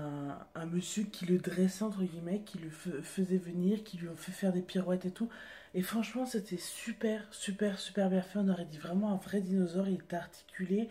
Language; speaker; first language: French; native; French